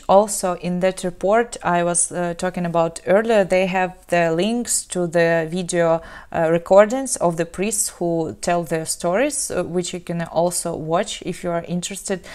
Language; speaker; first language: English; non-native, fluent; Ukrainian